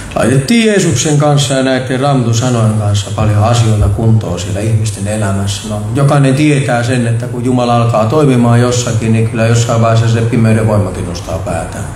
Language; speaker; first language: Finnish; native; Finnish